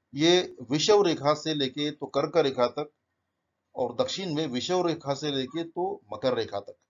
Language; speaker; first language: Hindi; non-native, local second language; Marathi